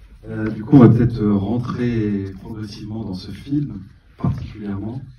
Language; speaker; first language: French; native; French